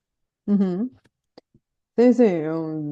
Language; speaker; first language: Portuguese; non-native, fluent; Bulgarian